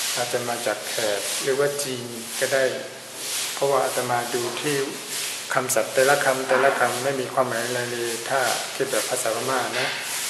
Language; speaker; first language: Thai; non-native, fluent; Burmese